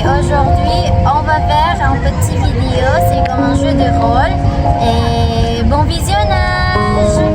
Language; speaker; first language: French; non-native, learner; Indonesian